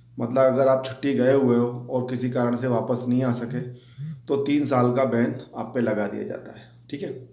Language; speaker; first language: Hindi; native; Hindi